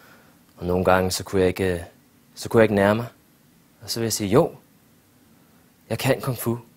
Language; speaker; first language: Danish; early bilingual, other home language; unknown